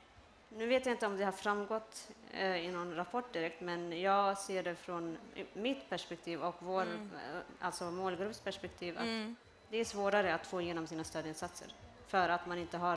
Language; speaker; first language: Swedish; early bilingual, other home language; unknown